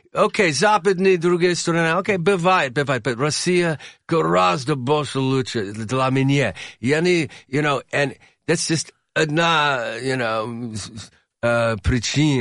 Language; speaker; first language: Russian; non-native, learner; English